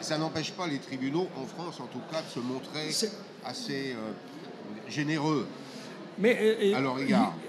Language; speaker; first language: French; native; French